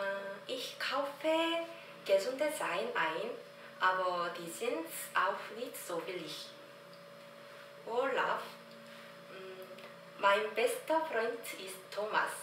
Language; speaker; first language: German; non-native, learner; Korean